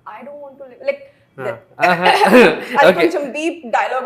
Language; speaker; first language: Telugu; non-native, fluent; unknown